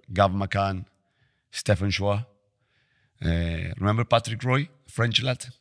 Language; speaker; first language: English; non-native, fluent; Spanish